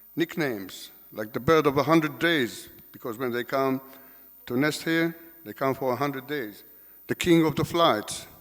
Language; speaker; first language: English; non-native, fluent; Hebrew